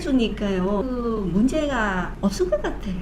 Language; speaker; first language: Korean; non-native, learner; Vietnamese